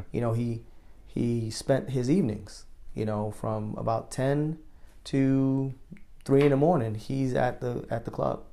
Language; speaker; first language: English; native; English